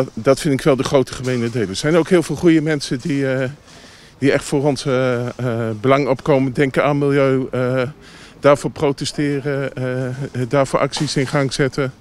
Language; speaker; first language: Dutch; native; Dutch